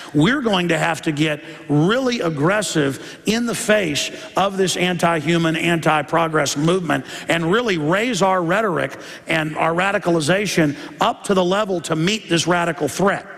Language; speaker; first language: English; native; English